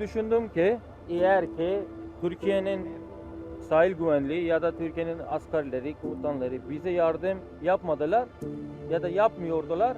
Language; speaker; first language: Turkish; non-native, fluent; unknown